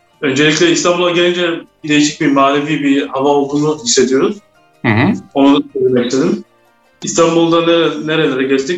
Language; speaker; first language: Turkish; early bilingual, heritage; Turkish